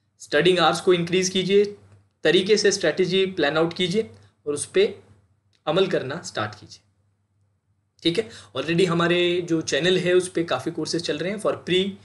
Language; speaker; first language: Hindi; native; Hindi